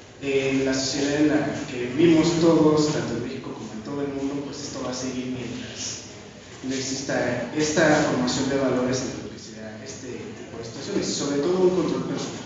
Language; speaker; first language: Spanish; native; Spanish